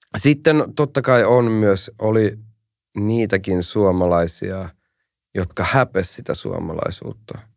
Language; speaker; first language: Finnish; early bilingual, heritage; Finnish